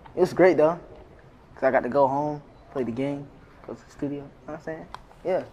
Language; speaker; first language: English; native; English